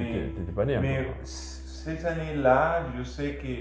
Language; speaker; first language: French; non-native, learner; Spanish